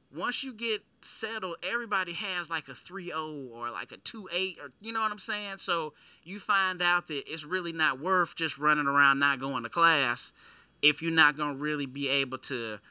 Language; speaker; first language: English; native; English